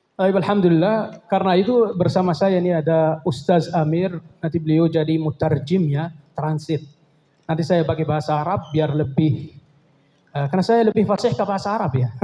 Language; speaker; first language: Indonesian; non-native, learner; Arabic